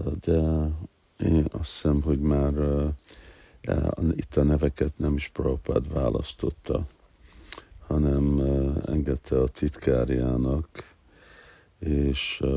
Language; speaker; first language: Hungarian; early bilingual, heritage; Hungarian